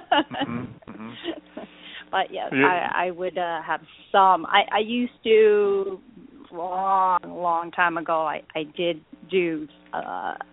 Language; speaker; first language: English; native; English